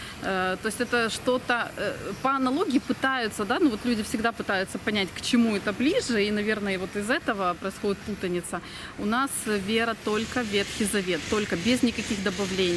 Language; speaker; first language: Russian; native; Russian